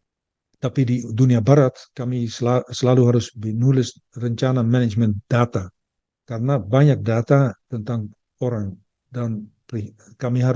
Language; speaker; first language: Indonesian; early bilingual, heritage; Dutch